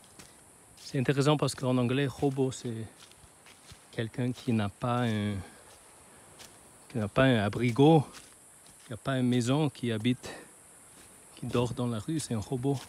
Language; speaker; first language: French; non-native, learner; Chinese